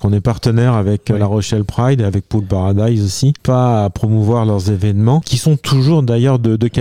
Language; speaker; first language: French; native; French